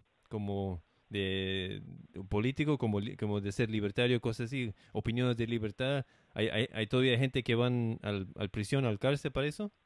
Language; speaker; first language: Spanish; non-native, fluent; English